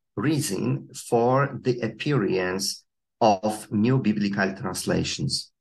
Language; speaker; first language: English; non-native, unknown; Polish